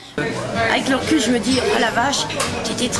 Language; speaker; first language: French; native; French